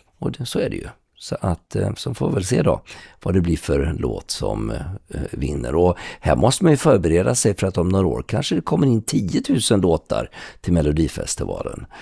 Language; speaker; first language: Swedish; native; Swedish